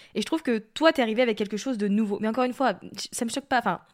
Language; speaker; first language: French; native; French